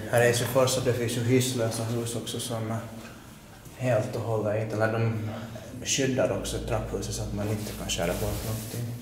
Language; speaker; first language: Swedish; non-native, local second language; Finnish